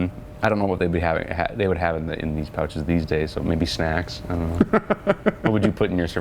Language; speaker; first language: English; native; English